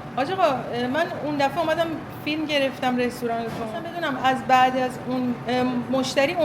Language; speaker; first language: Persian; native; Persian